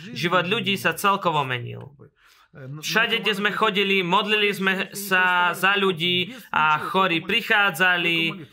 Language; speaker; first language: Slovak; non-native, fluent; Russian